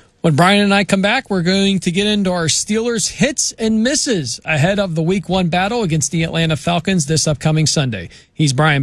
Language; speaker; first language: English; native; English